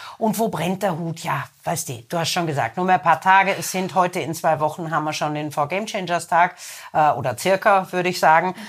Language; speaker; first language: German; native; German